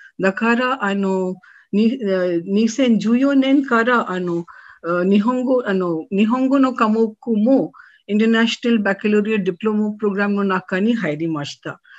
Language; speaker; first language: Japanese; non-native, fluent; Hindi